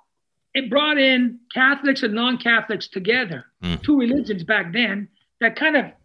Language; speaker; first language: English; non-native, fluent; Italian